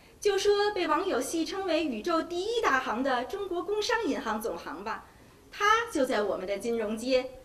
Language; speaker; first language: Chinese; native; Chinese